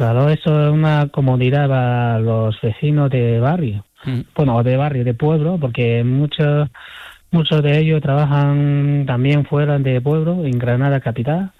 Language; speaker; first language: Spanish; non-native, fluent; Chinese